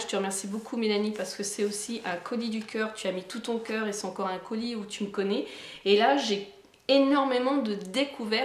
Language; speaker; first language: French; native; French